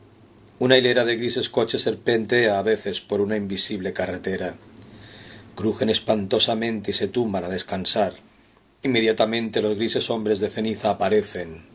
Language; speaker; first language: Spanish; native; Spanish